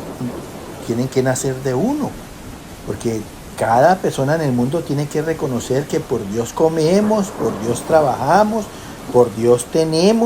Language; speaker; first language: Spanish; native; Spanish